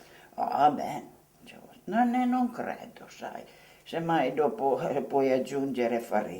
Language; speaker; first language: Italian; non-native, local second language; Slovenian